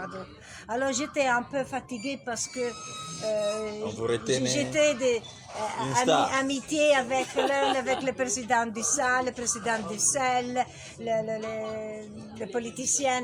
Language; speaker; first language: French; non-native, learner; Italian